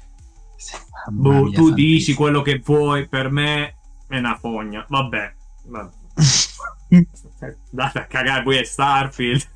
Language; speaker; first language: Italian; native; Italian